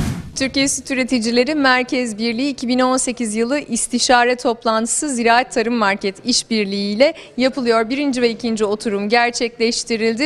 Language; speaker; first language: Turkish; native; Turkish